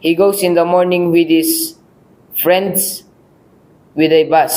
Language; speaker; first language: English; non-native, learner; Filipino